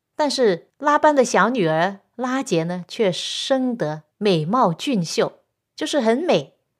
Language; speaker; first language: Chinese; non-native, local second language; Cantonese